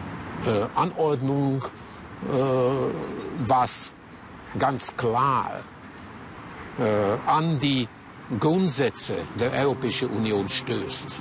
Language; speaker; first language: German; non-native, fluent; Hungarian